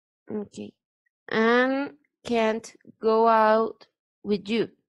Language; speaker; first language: English; non-native, learner; Spanish